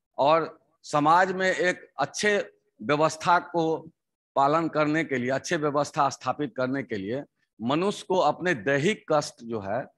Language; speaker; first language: Hindi; native; Hindi